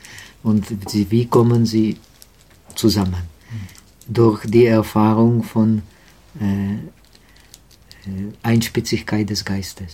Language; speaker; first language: German; non-native, fluent; Czech